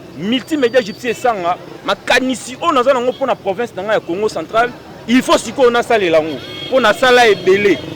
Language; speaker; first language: Lingala; non-native, local second language; Kongo